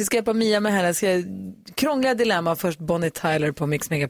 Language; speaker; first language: Swedish; native; Swedish